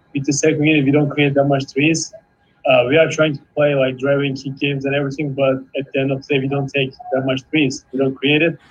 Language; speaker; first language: English; non-native, fluent; Turkish